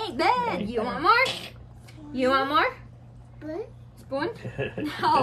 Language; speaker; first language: English; non-native, local second language; Filipino